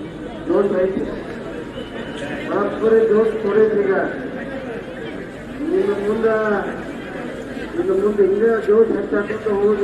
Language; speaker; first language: Kannada; native; Kannada